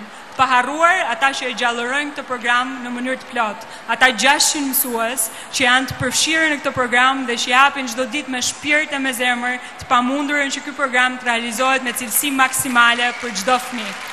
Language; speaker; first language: Albanian; native; Albanian